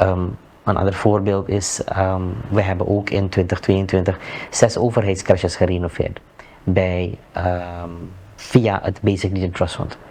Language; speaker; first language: Dutch; native; Dutch